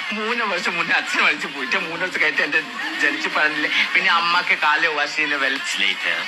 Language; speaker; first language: Malayalam; non-native, fluent; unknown